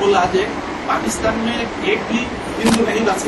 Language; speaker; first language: Hindi; non-native, learner; Bangla